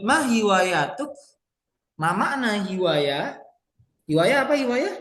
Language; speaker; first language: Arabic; non-native, fluent; Indonesian